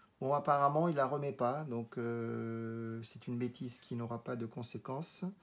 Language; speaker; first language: French; native; French